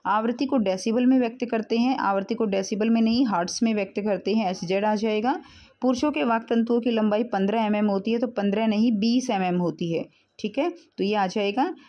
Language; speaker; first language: Hindi; native; Hindi